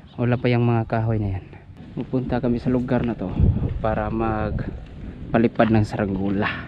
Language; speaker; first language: Filipino; non-native, local second language; Cebuano